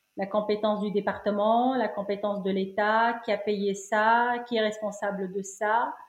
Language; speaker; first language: French; non-native, local second language; Arabic